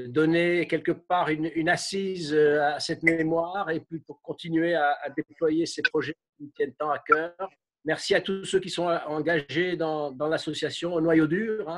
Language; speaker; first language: French; native; French